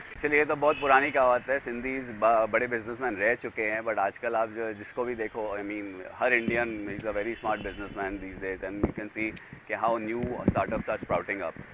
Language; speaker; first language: Hindi; native; Hindi